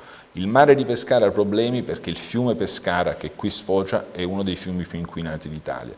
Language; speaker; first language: Italian; native; Italian